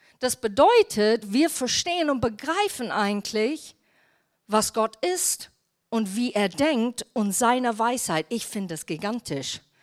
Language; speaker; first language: German; non-native, fluent; English